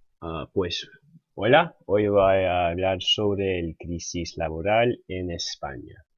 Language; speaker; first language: Spanish; non-native, fluent; English